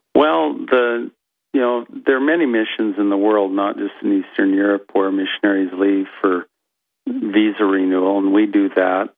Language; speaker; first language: English; native; English